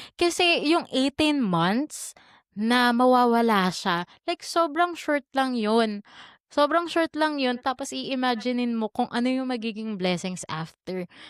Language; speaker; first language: Filipino; native; Filipino